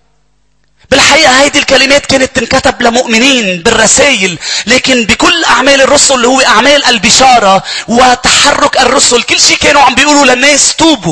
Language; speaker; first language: Arabic; native; Arabic